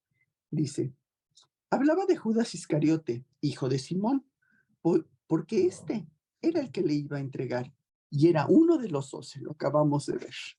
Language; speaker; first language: Spanish; native; Spanish